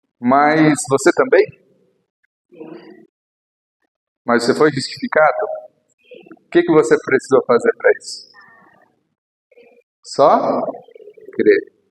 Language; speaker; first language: Portuguese; native; Portuguese